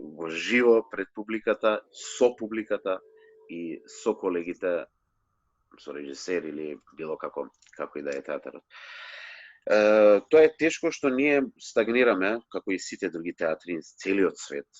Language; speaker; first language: Macedonian; non-native, local second language; Turkish